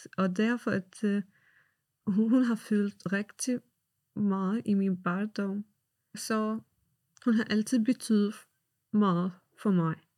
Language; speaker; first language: Danish; non-native, fluent; Arabic